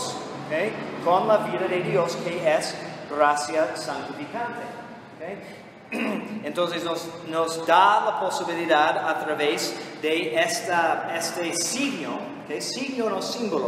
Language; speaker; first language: Spanish; non-native, fluent; English